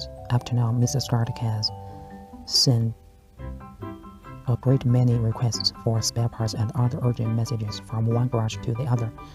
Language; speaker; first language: English; non-native, learner; Chinese